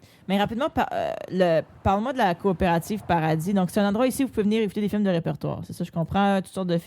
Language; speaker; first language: French; native; French